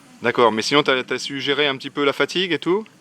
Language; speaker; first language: French; native; French